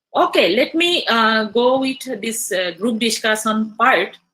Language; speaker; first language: English; non-native, local second language; Assamese